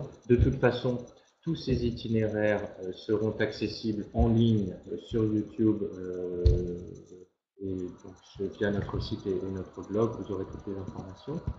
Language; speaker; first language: French; native; French